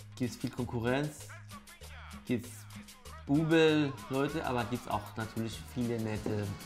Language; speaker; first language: German; non-native, fluent; Spanish